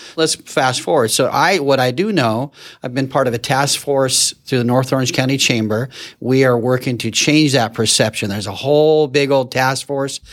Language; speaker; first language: English; native; English